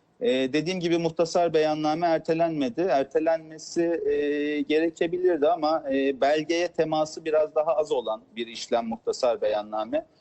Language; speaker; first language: Turkish; native; Turkish